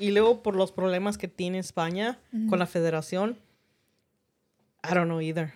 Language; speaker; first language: Spanish; early bilingual, heritage; Spanish